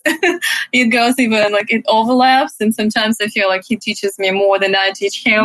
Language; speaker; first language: English; non-native, fluent; Russian